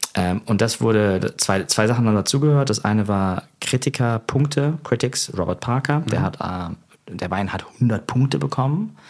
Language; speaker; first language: German; native; German